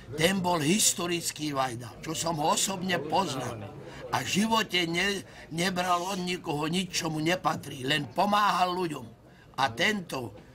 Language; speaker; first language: Slovak; non-native, local second language; Romany